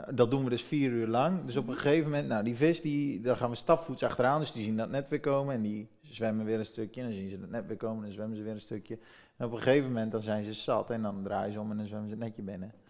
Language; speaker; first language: Dutch; native; Dutch